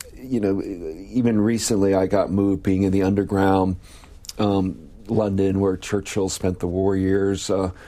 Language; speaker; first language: English; native; English